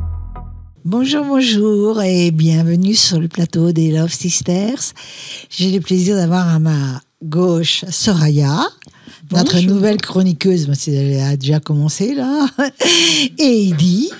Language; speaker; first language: French; native; French